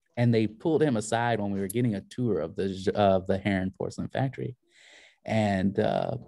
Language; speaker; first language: English; native; English